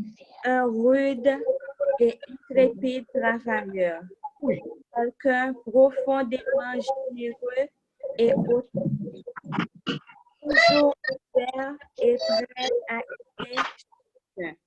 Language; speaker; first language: French; non-native, local second language; Haitian Creole